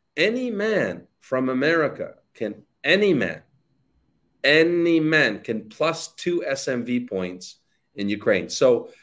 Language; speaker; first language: English; native; English